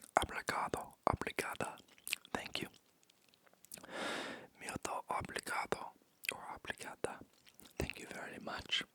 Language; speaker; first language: Portuguese; non-native, learner; English